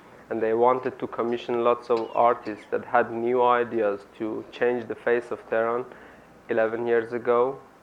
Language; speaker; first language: English; non-native, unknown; Persian